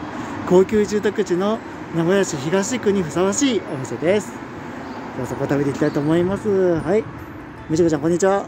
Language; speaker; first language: Japanese; native; Japanese